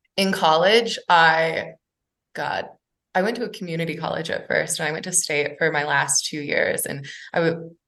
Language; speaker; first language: English; native; English